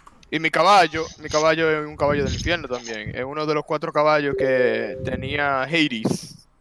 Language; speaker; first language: Spanish; native; Spanish